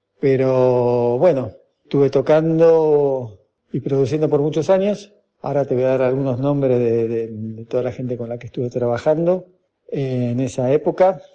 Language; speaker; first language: Spanish; native; Spanish